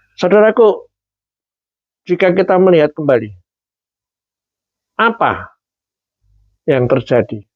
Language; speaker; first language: Indonesian; native; Indonesian